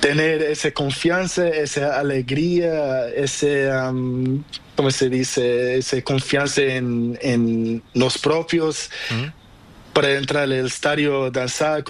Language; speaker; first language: Spanish; non-native, learner; Portuguese